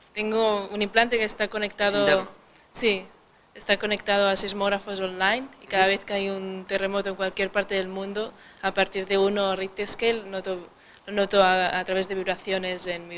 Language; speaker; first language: Spanish; non-native, local second language; Catalan